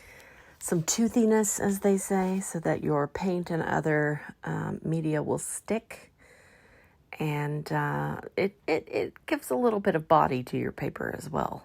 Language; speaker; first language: English; native; English